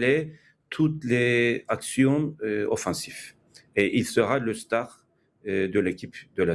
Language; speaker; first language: French; non-native, fluent; Turkish